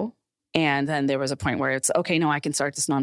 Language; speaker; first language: English; early bilingual, other home language; Urdu